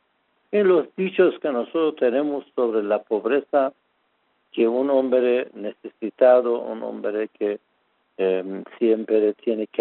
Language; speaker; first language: Spanish; non-native, fluent; Persian